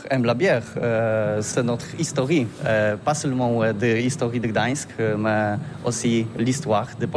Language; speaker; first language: French; non-native, learner; Polish